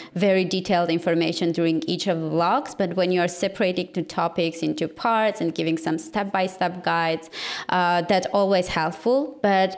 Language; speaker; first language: English; non-native, fluent; Armenian